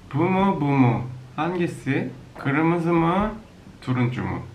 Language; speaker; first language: Turkish; non-native, learner; Korean